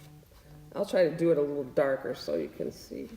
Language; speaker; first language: English; native; English